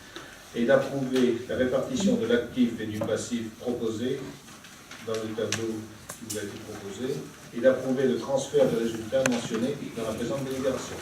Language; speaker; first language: French; native; French